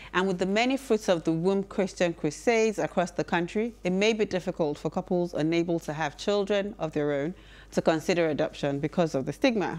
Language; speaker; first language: English; non-native, local second language; Yoruba